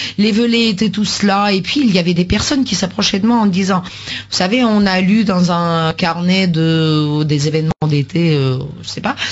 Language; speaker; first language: French; non-native, fluent; Russian